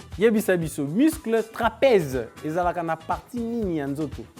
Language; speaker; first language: Lingala; native; Lingala